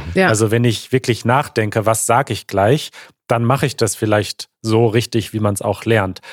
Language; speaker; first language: German; native; German